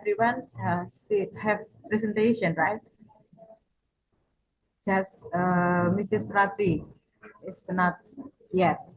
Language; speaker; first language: English; non-native, fluent; Indonesian